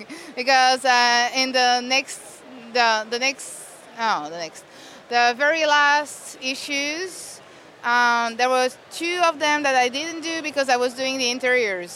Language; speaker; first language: English; non-native, fluent; French